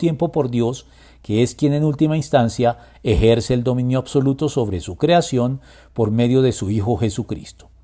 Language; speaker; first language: Spanish; native; Spanish